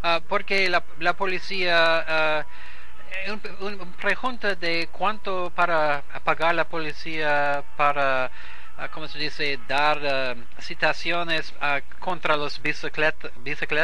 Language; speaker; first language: Spanish; non-native, learner; English